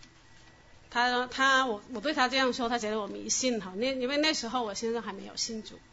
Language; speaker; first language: Chinese; non-native, local second language; Cantonese